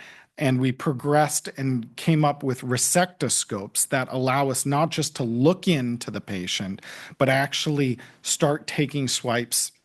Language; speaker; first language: English; native; English